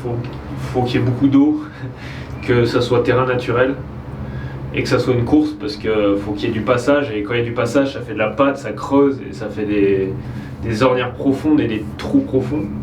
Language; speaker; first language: French; native; French